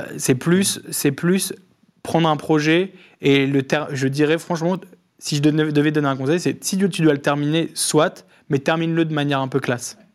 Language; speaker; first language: French; native; French